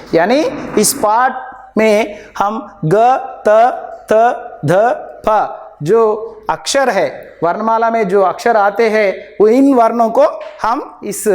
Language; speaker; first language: Hindi; non-native, local second language; Telugu